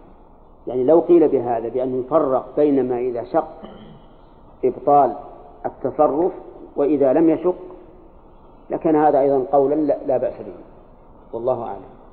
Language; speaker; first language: Arabic; native; Arabic